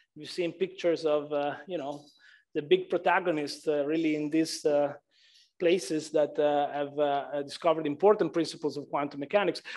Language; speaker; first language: English; non-native, fluent; Italian